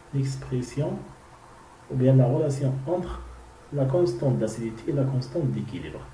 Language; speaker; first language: French; non-native, local second language; Arabic